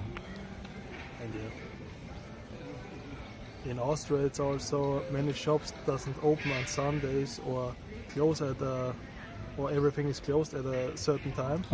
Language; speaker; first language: English; non-native, fluent; German